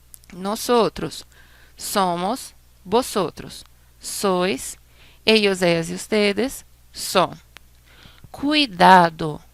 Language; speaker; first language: Spanish; non-native, fluent; Portuguese